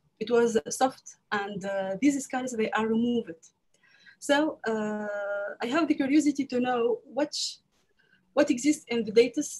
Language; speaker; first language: English; non-native, learner; French